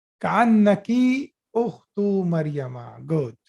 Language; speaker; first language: Arabic; non-native, fluent; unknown